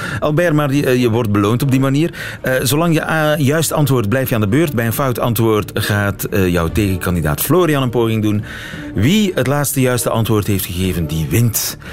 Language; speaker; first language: Dutch; native; Dutch